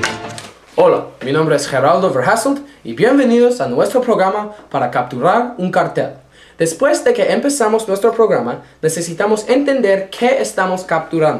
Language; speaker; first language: Spanish; non-native, learner; English